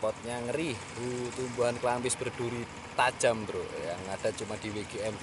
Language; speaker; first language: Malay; non-native, local second language; Javanese